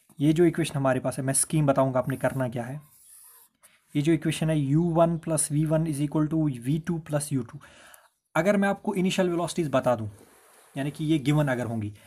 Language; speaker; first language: Hindi; non-native, local second language; Kashmiri